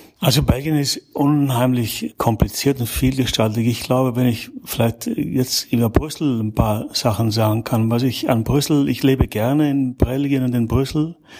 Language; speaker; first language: German; native; German